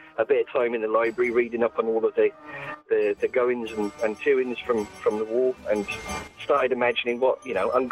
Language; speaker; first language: English; native; English